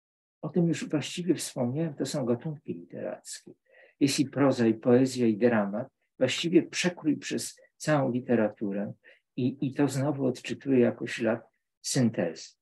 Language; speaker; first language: Polish; native; Polish